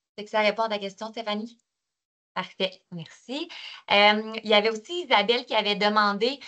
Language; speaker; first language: French; native; French